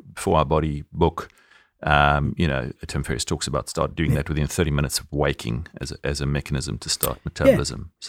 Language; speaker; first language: English; native; English